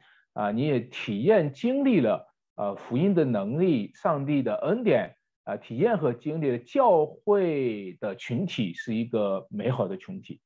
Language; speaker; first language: Chinese; native; Chinese